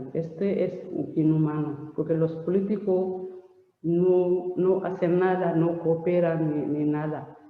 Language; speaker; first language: Spanish; non-native, learner; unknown